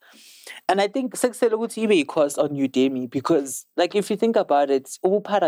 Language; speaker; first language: English; non-native, local second language; Zulu